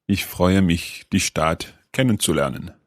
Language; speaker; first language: German; non-native, learner; English